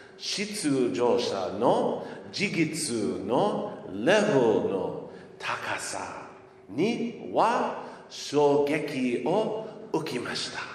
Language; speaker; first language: Japanese; non-native, learner; English